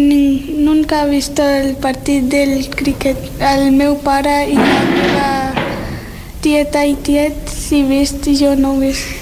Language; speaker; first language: Catalan; non-native, learner; Urdu